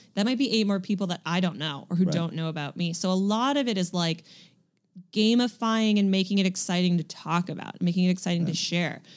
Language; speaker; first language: English; native; English